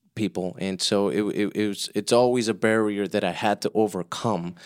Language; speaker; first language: English; early bilingual, other home language; Spanish